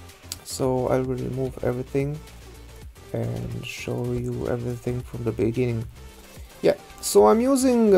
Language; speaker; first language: English; non-native, fluent; German